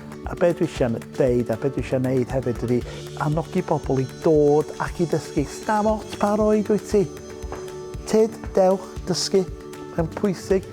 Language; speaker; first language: Welsh; non-native, local second language; English